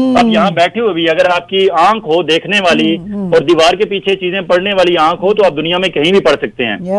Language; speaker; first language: Urdu; non-native, local second language; Punjabi